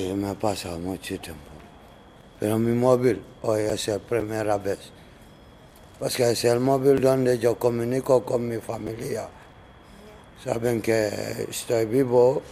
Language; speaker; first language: Spanish; non-native, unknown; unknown